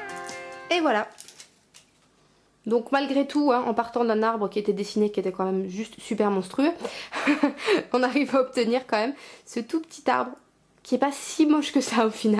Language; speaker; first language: French; native; French